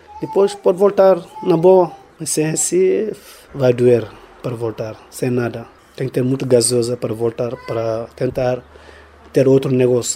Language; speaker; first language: Portuguese; non-native, learner; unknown